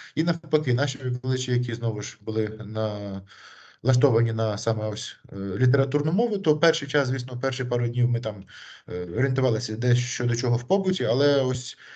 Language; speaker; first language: Ukrainian; native; Ukrainian